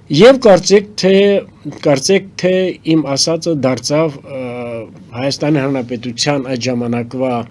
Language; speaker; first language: Armenian; native; Armenian